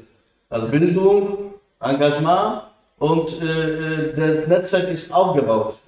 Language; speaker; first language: German; non-native, fluent; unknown